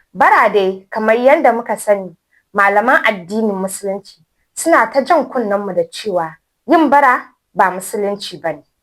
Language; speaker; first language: Hausa; native; Hausa